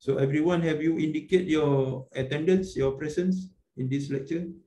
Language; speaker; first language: English; non-native, local second language; Malay